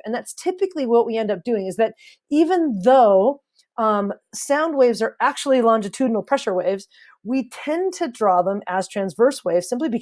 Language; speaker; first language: English; native; English